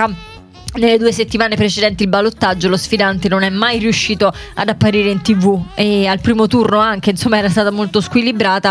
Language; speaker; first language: Italian; native; Italian